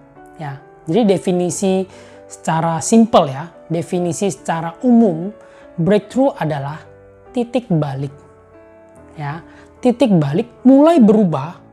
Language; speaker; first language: Indonesian; native; Indonesian